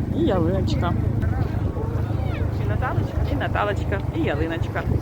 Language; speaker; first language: Ukrainian; native; Ukrainian